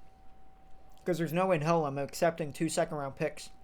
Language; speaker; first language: English; native; English